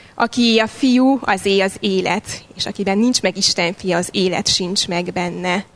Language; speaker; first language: Hungarian; native; Hungarian